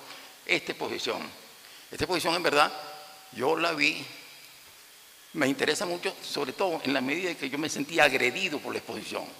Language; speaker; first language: Spanish; native; Spanish